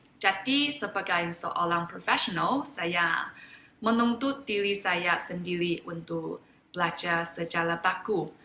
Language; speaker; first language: Indonesian; non-native, fluent; Chinese